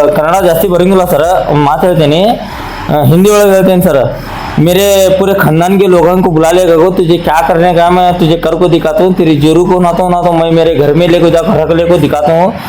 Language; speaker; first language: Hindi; non-native, local second language; Urdu